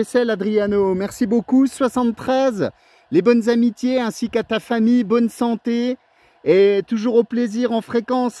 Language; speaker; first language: French; native; French